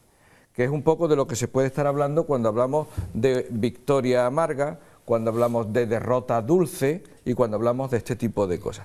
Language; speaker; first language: Spanish; native; Spanish